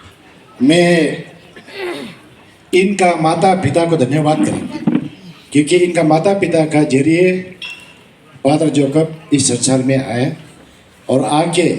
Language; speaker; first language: Hindi; non-native, local second language; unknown